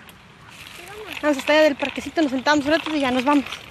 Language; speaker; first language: Spanish; native; Spanish